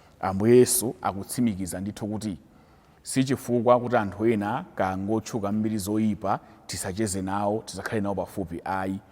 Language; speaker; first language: Nyanja; native; Nyanja